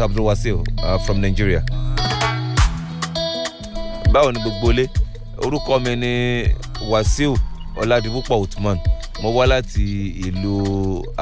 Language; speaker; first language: English; non-native, local second language; Yoruba